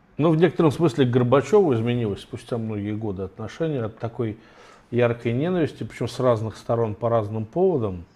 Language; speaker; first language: Russian; native; Russian